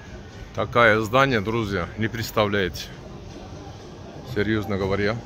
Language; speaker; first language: Russian; non-native, learner; Turkish